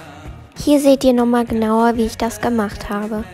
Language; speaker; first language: German; native; German